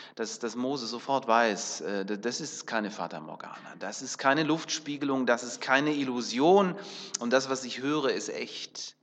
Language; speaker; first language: German; early bilingual, other home language; Russian